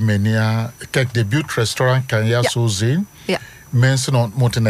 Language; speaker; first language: Dutch; non-native, learner; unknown